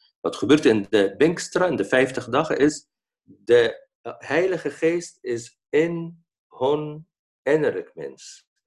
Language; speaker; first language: Dutch; non-native, fluent; Arabic